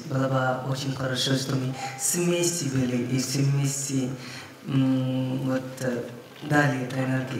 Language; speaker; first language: Russian; non-native, learner; Hindi